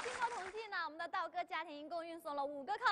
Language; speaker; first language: Chinese; native; Chinese